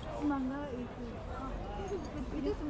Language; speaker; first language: Indonesian; non-native, learner; Japanese